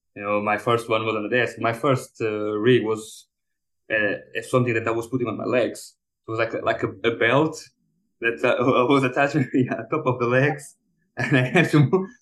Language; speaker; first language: English; non-native, fluent; Portuguese